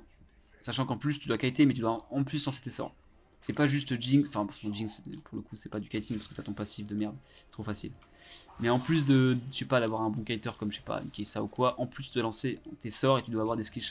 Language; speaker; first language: French; native; French